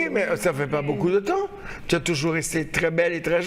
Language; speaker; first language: French; non-native, local second language; Haitian Creole